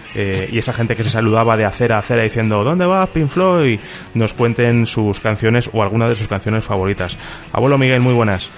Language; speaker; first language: Spanish; native; Spanish